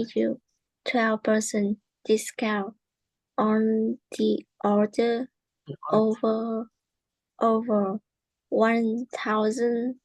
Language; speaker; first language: English; non-native, learner; Vietnamese